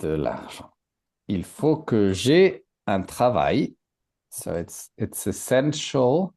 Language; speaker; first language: French; native; French